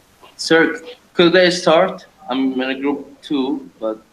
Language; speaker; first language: English; non-native, learner; Arabic